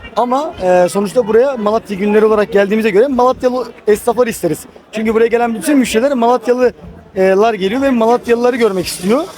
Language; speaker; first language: Turkish; native; Turkish